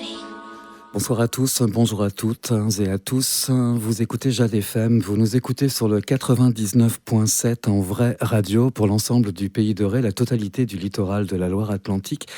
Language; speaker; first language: French; native; French